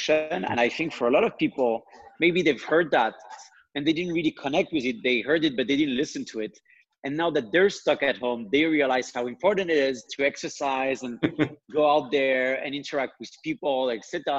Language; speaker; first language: English; non-native, fluent; French